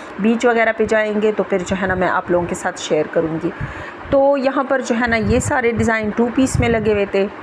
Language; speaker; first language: Urdu; non-native, local second language; Pashto